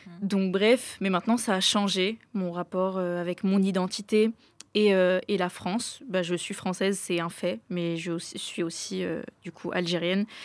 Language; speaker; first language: French; early bilingual, other home language; Arabic